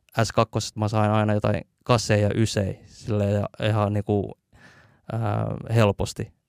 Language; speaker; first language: Finnish; early bilingual, other home language; Vietnamese